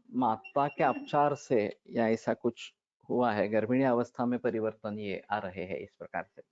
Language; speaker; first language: Hindi; non-native, local second language; Marathi